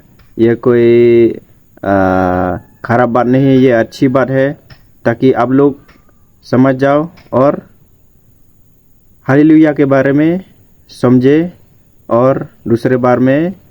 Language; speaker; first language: Hindi; non-native, local second language; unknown